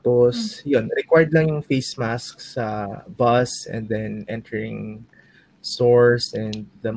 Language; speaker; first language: English; non-native, local second language; Aklanon